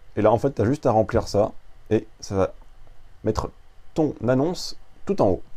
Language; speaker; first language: French; native; French